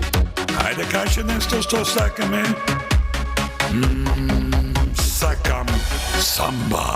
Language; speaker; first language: Macedonian; non-native, fluent; Dutch